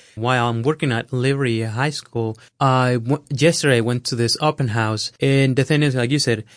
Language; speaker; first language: English; non-native, fluent; Spanish